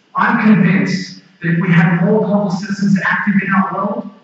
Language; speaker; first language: English; native; English